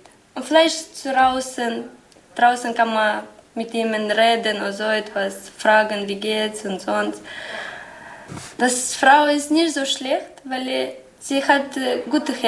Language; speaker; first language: German; non-native, learner; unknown